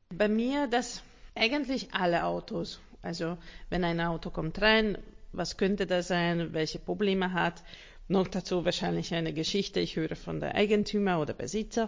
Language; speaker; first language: German; non-native, learner; Hungarian